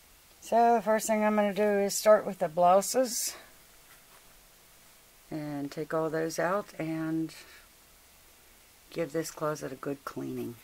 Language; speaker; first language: English; native; English